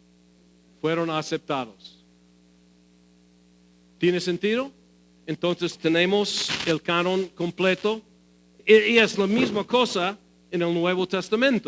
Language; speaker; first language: Spanish; non-native, fluent; English